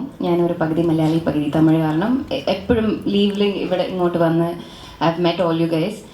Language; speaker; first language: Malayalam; early bilingual, heritage; Malayalam